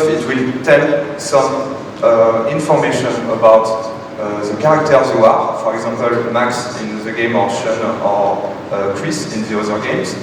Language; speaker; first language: English; non-native, fluent; French